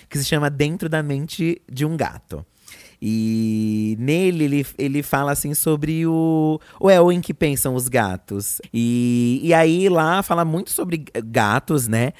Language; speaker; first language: Portuguese; native; Portuguese